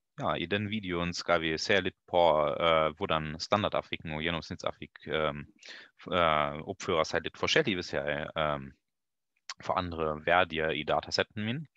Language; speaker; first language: Norwegian; non-native, learner; German